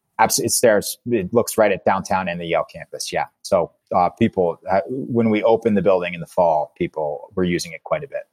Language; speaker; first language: English; native; English